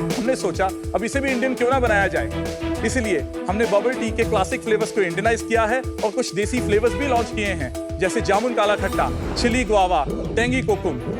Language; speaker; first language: Hindi; non-native, local second language; Punjabi